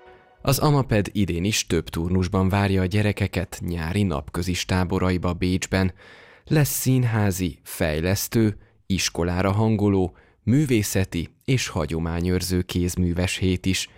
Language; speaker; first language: Hungarian; native; Hungarian